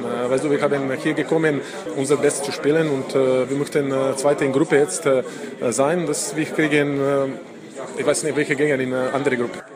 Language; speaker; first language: German; non-native, fluent; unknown